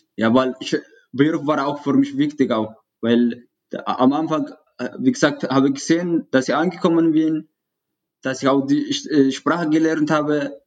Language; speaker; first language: German; non-native, learner; Tigrinya